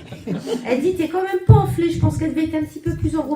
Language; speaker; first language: French; native; French